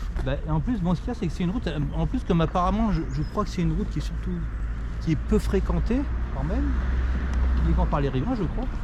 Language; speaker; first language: French; native; French